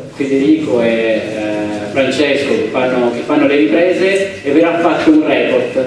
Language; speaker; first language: Italian; native; Italian